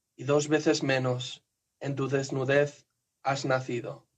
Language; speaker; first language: English; non-native, fluent; Spanish